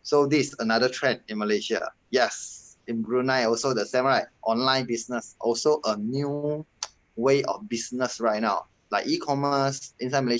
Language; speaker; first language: English; non-native, fluent; Malay